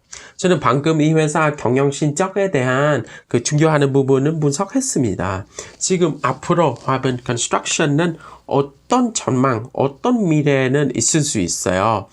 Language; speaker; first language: Korean; non-native, fluent; Vietnamese